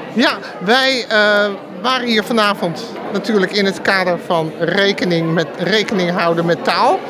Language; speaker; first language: Dutch; native; Dutch